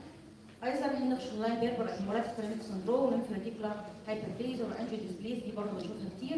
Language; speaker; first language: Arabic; native; Arabic